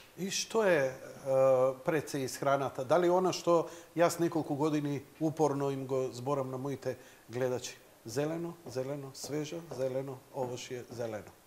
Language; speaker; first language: Macedonian; native; Macedonian